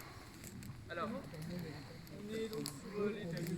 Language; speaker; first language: French; native; French